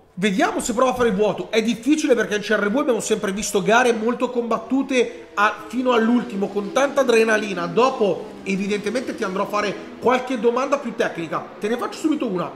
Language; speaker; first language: Italian; native; Italian